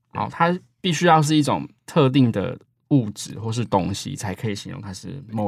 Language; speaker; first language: Chinese; native; Chinese